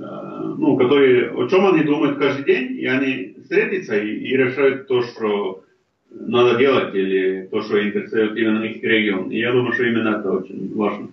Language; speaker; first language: Russian; non-native, fluent; Norwegian